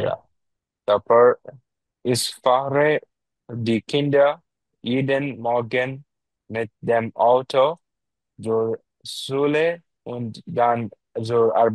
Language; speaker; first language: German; non-native, learner; Bangla